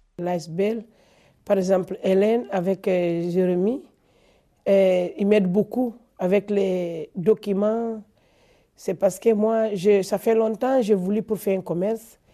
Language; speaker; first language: French; non-native, local second language; Fula